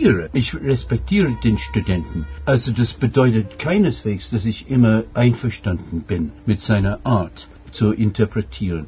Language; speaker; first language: German; non-native, fluent; English